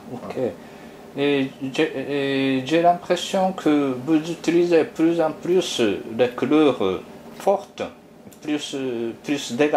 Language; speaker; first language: French; non-native, fluent; Japanese